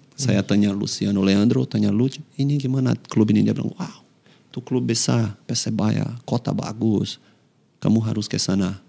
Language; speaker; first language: Indonesian; non-native, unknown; Portuguese